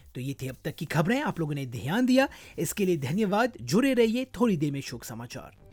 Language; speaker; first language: Hindi; non-native, local second language; Morisyen